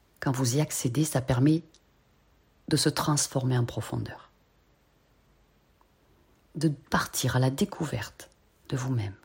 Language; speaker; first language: French; native; French